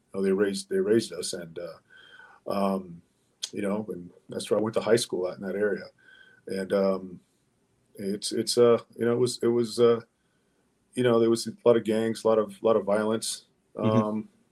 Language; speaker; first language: English; early bilingual, other home language; Spanish